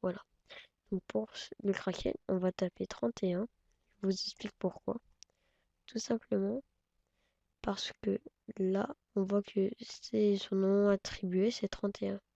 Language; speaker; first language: French; native; French